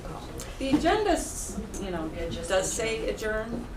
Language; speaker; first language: English; native; English